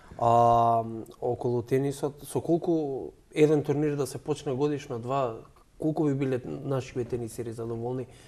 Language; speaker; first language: Macedonian; native; Macedonian